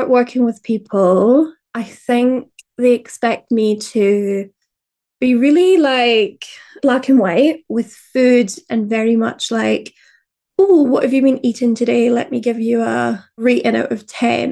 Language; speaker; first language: English; native; English